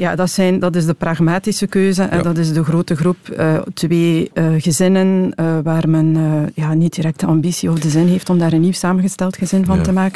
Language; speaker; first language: Dutch; native; Dutch